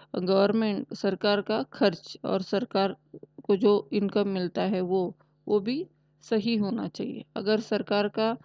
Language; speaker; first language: Hindi; non-native, local second language; Marathi